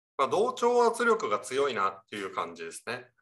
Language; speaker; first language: Japanese; native; Japanese